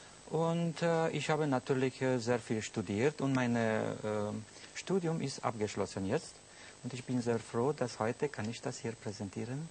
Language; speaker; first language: German; non-native, fluent; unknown